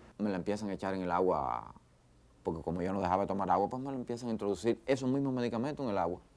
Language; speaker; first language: Spanish; native; Spanish